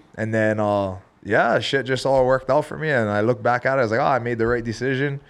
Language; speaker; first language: English; native; English